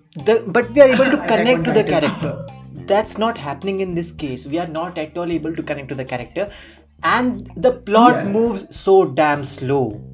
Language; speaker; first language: English; non-native, local second language; Hindi